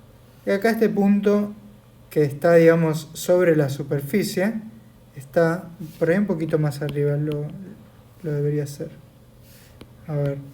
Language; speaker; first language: Spanish; native; Spanish